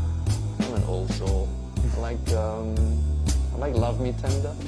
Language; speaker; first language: English; native; English